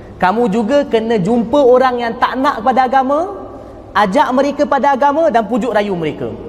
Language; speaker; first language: Malay; native; Malay